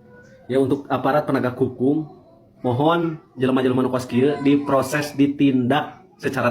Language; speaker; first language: Indonesian; non-native, local second language; Sundanese